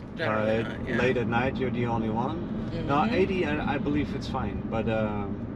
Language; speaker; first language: English; non-native, fluent; Dutch